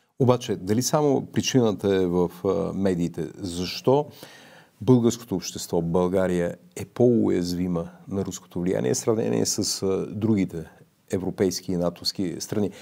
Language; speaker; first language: Bulgarian; native; Bulgarian